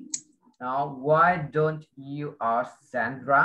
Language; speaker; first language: English; non-native, fluent; Vietnamese